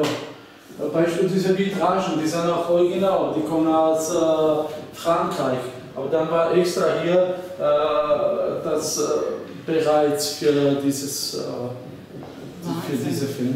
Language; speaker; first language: German; non-native, learner; Slovak